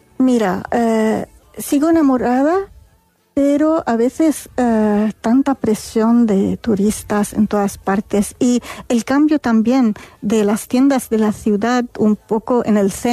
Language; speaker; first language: Spanish; non-native, fluent; Arabic